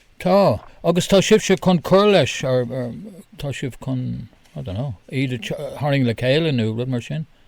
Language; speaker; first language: Irish; non-native, local second language; English